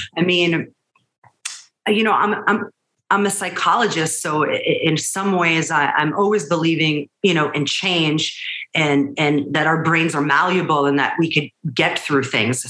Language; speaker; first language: English; early bilingual, other home language; Hebrew